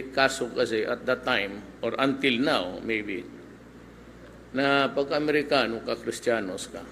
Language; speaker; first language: Filipino; non-native, local second language; Cebuano